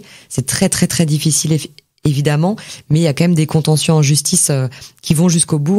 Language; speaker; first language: French; native; French